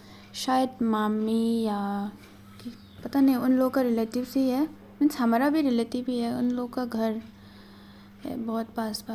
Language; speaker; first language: Hindi; non-native, local second language; Kok Borok